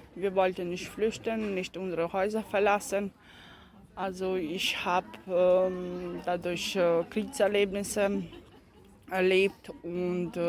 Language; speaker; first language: German; non-native, fluent; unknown